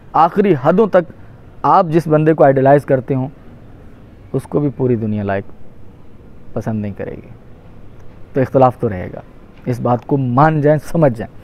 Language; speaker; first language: Urdu; non-native, local second language; Punjabi